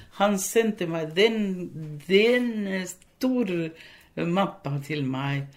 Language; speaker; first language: Norwegian; non-native, fluent; Spanish